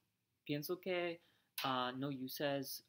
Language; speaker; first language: Spanish; non-native, learner; English